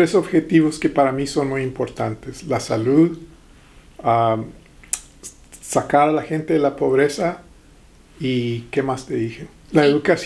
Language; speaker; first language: Spanish; early bilingual, heritage; Spanish